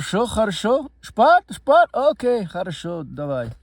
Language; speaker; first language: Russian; non-native, learner; English